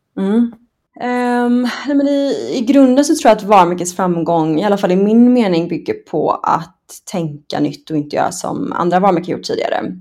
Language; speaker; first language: Swedish; early bilingual, other home language; Persian